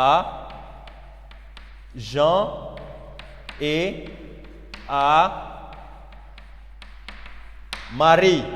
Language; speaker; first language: French; non-native, learner; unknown